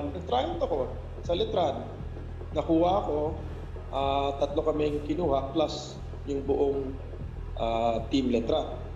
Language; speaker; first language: Filipino; early bilingual, heritage; English